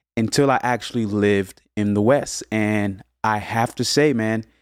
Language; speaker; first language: English; early bilingual, other home language; Haitian Creole